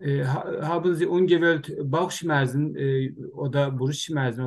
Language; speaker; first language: German; non-native, learner; Turkish